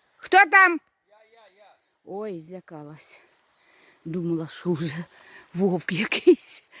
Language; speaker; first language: Ukrainian; non-native, local second language; Russian